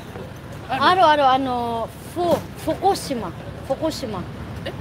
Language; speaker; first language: Japanese; non-native, learner; Filipino